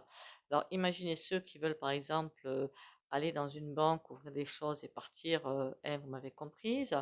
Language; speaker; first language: French; native; French